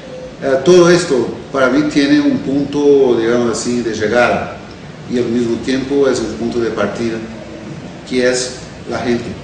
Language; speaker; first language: Spanish; non-native, fluent; Portuguese